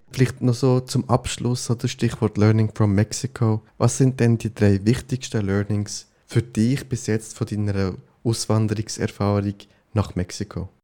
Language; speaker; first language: German; native; German